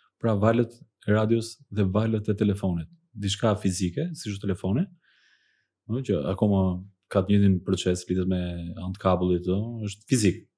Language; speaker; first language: Albanian; early bilingual, heritage; Albanian